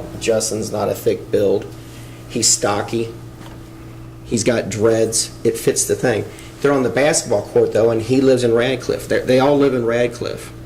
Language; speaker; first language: English; native; English